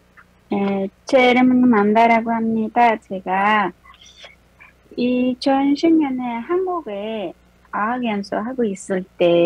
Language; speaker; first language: Korean; non-native, fluent; Mongolian